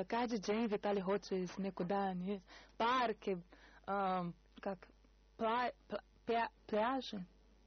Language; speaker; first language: Russian; non-native, learner; Portuguese